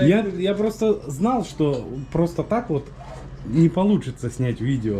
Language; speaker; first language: Russian; native; Russian